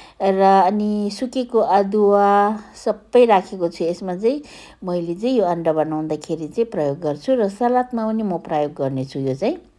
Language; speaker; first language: Nepali; native; Nepali